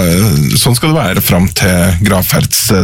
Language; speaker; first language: Norwegian; native; Norwegian